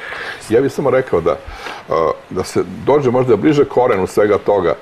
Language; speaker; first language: Croatian; native; Croatian